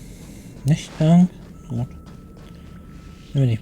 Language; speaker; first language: German; native; German